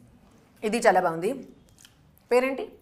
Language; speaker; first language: Telugu; non-native, local second language; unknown